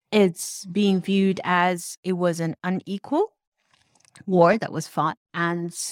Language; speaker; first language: English; non-native, local second language; Cantonese